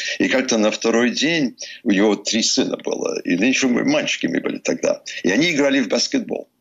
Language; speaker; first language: Russian; early bilingual, heritage; Russian